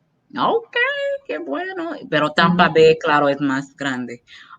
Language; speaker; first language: Spanish; non-native, fluent; English